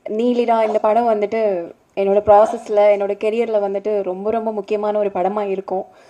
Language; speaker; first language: Tamil; native; Tamil